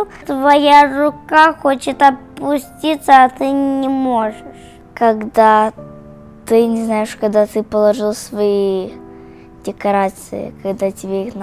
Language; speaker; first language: Russian; early bilingual, heritage; Russian